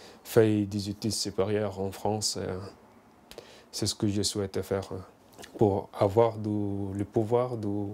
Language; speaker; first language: French; non-native, fluent; Arabic